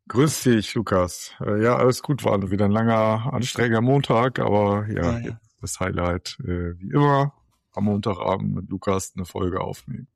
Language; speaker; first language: German; native; German